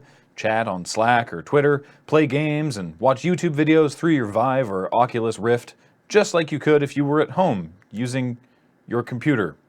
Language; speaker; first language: English; native; English